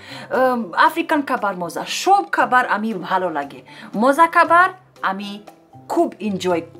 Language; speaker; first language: Bangla; non-native, learner; Romanian